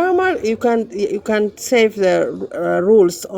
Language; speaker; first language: English; non-native, learner; Arabic